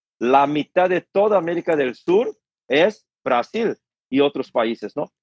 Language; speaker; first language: Spanish; non-native, fluent; Korean